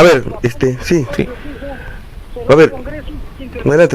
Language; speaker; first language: Spanish; native; Spanish